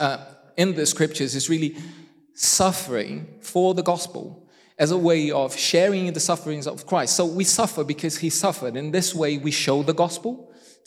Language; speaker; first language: English; non-native, fluent; Portuguese